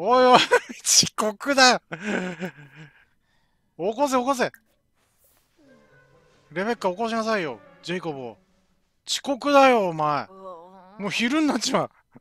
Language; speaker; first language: Japanese; native; Japanese